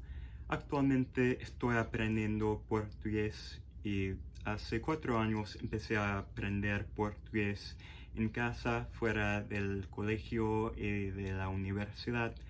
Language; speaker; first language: Spanish; non-native, fluent; English